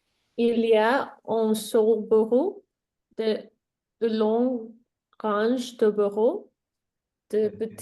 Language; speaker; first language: French; non-native, learner; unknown